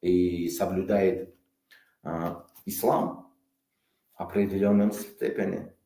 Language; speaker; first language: Russian; non-native, local second language; Tajik